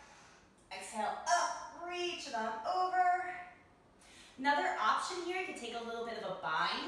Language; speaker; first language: English; native; English